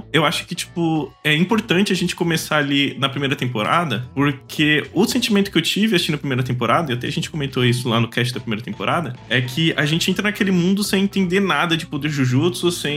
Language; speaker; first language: Portuguese; native; Portuguese